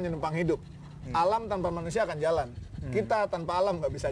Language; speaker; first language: Indonesian; native; Indonesian